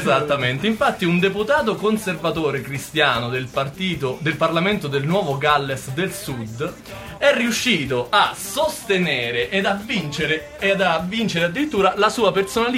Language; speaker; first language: Italian; native; Italian